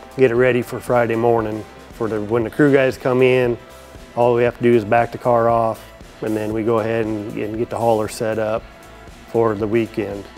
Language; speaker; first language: English; native; English